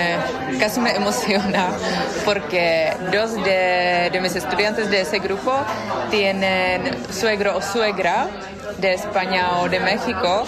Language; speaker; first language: Spanish; non-native, fluent; Czech